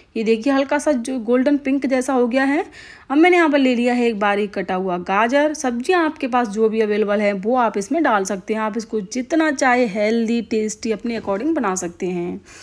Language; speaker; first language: Hindi; native; Hindi